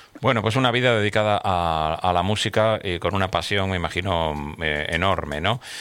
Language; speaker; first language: Spanish; native; Spanish